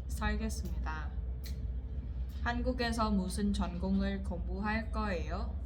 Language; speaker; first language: Korean; non-native, fluent; Vietnamese